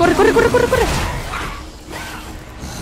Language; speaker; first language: Spanish; native; Spanish